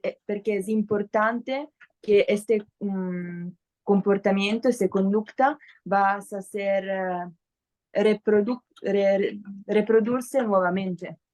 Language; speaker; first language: Spanish; non-native, learner; Italian